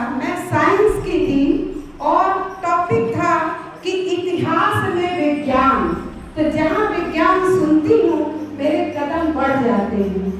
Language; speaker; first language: Hindi; native; Hindi